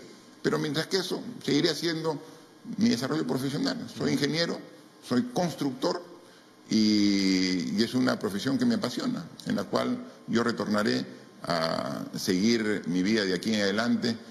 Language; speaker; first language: Spanish; native; Spanish